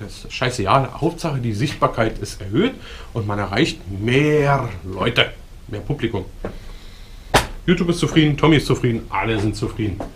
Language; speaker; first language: German; native; German